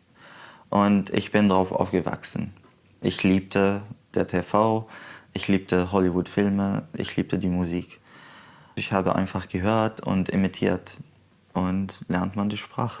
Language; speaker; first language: German; non-native, fluent; Arabic